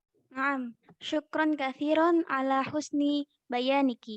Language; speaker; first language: Arabic; non-native, learner; Indonesian